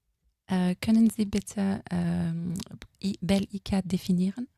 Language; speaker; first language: German; non-native, fluent; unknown